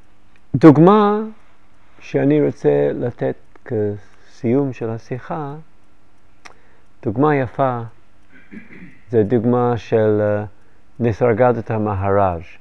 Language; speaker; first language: Hebrew; non-native, fluent; English